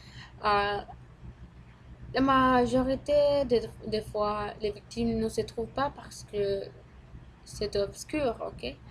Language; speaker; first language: French; non-native, learner; Spanish